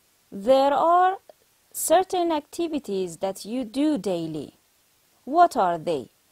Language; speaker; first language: English; non-native, fluent; Persian